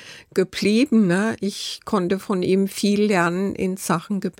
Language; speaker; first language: German; native; German